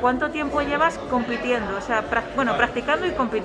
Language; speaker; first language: Spanish; native; Spanish